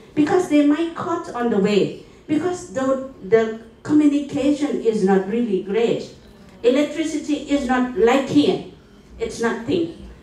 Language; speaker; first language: English; non-native, fluent; Thai